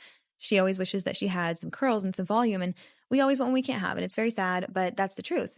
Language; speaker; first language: English; native; English